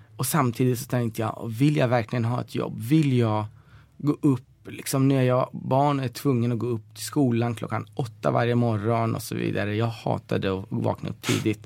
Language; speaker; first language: Swedish; early bilingual, other home language; Persian